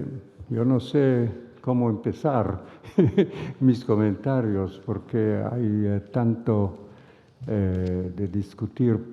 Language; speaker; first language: Spanish; non-native, fluent; Hebrew